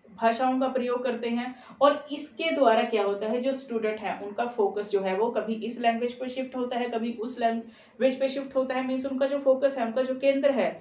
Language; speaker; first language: Hindi; non-native, local second language; Punjabi